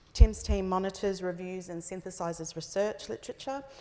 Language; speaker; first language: English; native; English